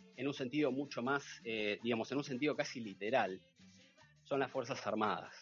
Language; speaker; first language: Spanish; native; Spanish